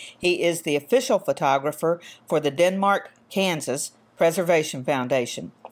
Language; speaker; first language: English; native; English